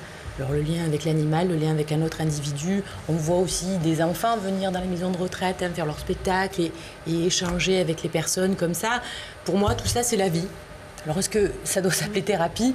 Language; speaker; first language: French; native; French